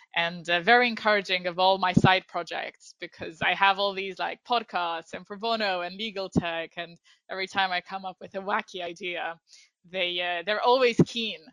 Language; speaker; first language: English; non-native, fluent; Romanian